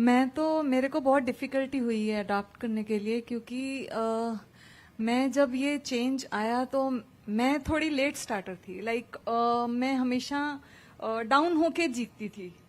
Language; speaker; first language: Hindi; non-native, local second language; Punjabi